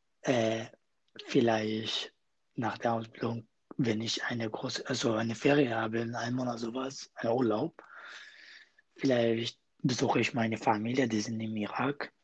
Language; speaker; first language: German; non-native, learner; Kurdish